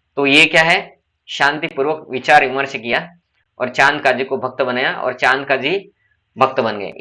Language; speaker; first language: Hindi; non-native, local second language; Marathi